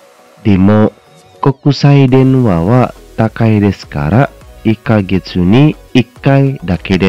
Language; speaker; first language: Japanese; non-native, fluent; Indonesian